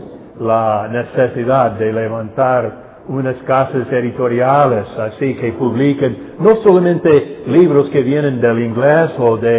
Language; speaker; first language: Spanish; non-native, fluent; English